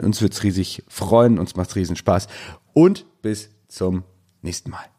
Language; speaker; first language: German; native; German